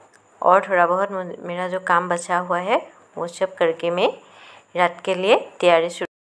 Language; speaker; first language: Hindi; non-native, local second language; Assamese